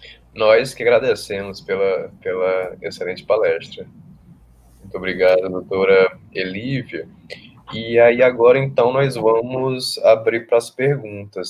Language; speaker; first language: Portuguese; native; Portuguese